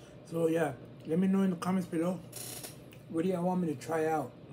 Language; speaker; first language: English; early bilingual, other home language; Spanish